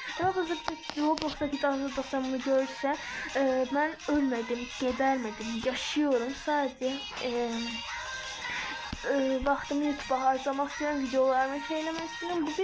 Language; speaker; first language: Turkish; non-native, local second language; Azerbaijani